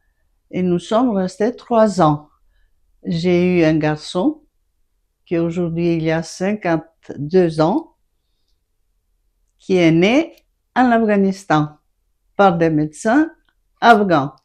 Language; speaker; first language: French; non-native, fluent; Greek